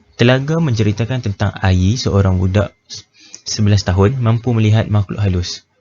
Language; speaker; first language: Malay; native; Malay